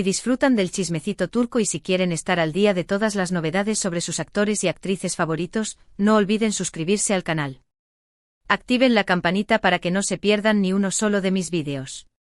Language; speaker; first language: Spanish; native; Spanish